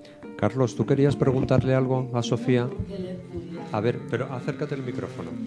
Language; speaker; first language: Spanish; native; Spanish